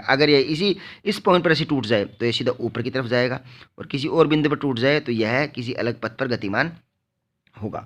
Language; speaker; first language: Hindi; native; Hindi